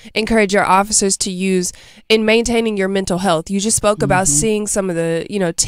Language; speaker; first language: English; native; English